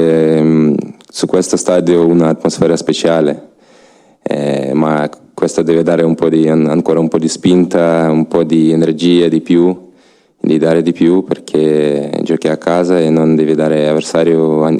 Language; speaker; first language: Italian; non-native, learner; Ukrainian